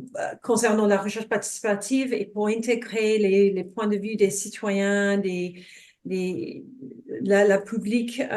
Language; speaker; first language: French; non-native, fluent; English